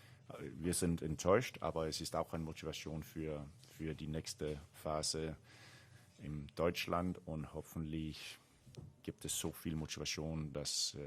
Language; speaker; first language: German; non-native, learner; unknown